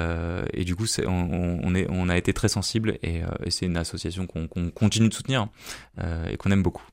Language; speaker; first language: French; native; French